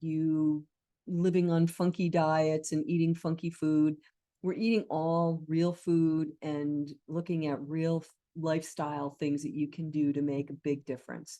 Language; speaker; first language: English; native; English